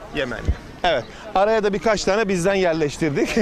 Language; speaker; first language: Turkish; native; Turkish